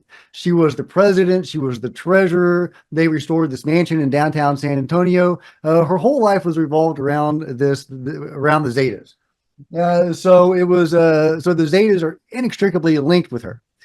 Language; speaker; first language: English; native; English